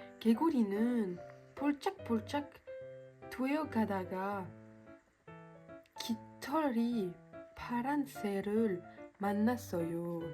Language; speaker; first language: Korean; early bilingual, heritage; French